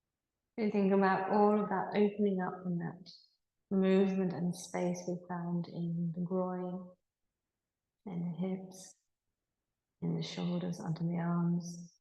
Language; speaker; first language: English; native; English